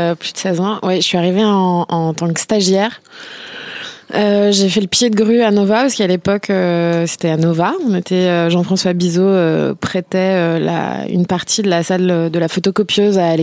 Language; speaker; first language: French; native; French